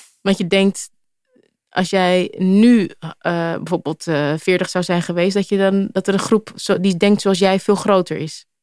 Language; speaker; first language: Dutch; native; Dutch